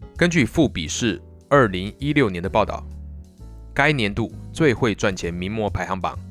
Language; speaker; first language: Chinese; native; Chinese